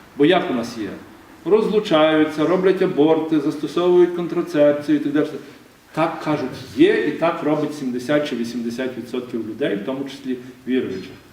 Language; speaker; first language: Ukrainian; native; Ukrainian